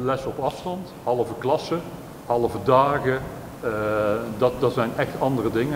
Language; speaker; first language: Dutch; native; Dutch